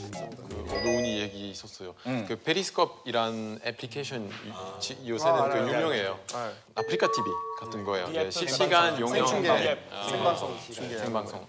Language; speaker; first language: Korean; non-native, fluent; Chinese